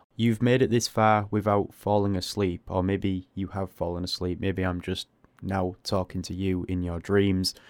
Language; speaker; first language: English; native; English